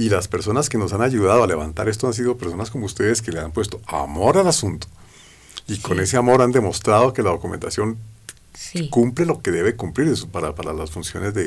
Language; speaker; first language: Spanish; native; Spanish